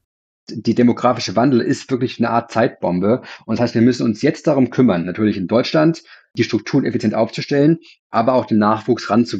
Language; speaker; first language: German; native; German